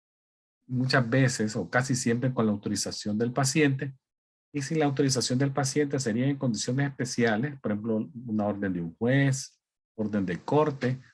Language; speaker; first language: Spanish; native; Spanish